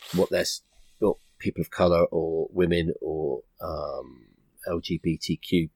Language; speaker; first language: English; native; English